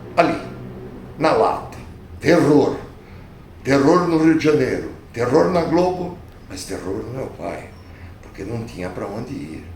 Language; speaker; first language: Portuguese; early bilingual, other home language; Italian